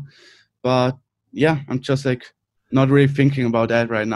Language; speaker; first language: English; non-native, fluent; German